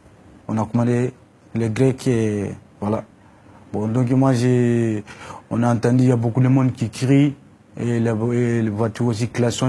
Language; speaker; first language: French; non-native, learner; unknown